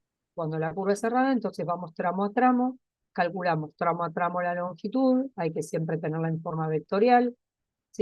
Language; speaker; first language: Spanish; native; Spanish